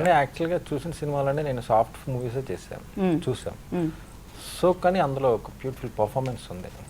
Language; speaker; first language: Telugu; native; Telugu